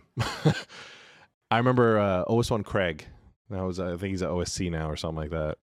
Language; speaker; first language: English; native; English